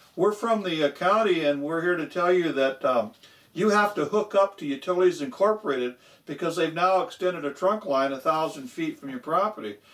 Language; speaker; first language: English; native; English